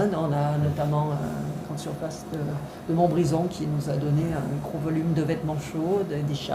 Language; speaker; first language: French; native; French